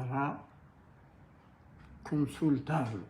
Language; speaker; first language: Spanish; non-native, fluent; Arabic